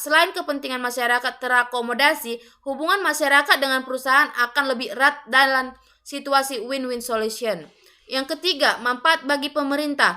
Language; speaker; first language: Indonesian; native; Indonesian